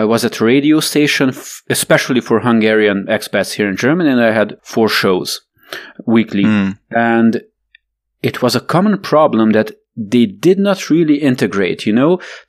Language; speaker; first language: English; non-native, fluent; Romanian